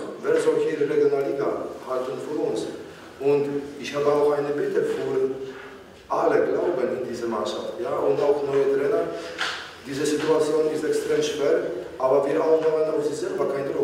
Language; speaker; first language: German; non-native, learner; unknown